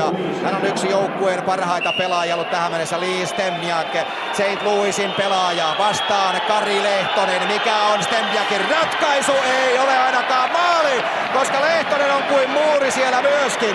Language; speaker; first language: Finnish; native; Finnish